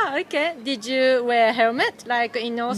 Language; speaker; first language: English; non-native, fluent; Japanese